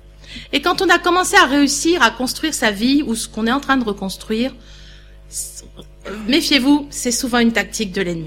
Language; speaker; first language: French; native; French